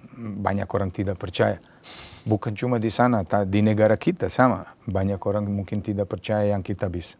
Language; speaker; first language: Indonesian; non-native, fluent; Serbian